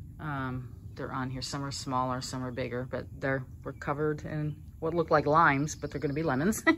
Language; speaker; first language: English; native; English